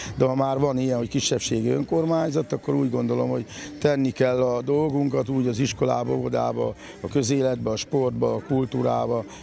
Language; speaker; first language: Hungarian; native; Hungarian